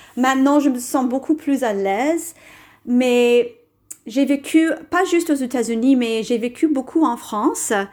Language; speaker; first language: French; non-native, fluent; English